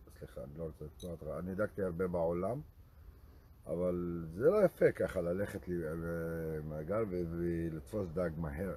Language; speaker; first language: Hebrew; non-native, local second language; Arabic